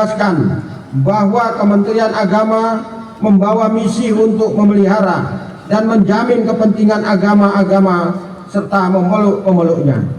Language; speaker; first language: Indonesian; native; Indonesian